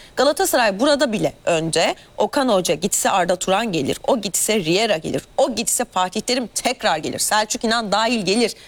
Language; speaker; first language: Turkish; native; Turkish